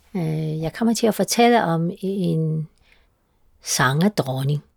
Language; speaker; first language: Danish; non-native, fluent; Chinese